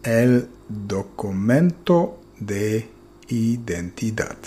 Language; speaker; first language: Spanish; non-native, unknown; German